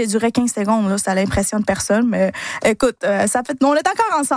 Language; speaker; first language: French; early bilingual, other home language; Spanish